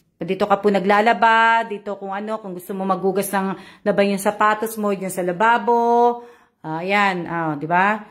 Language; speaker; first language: Filipino; native; Filipino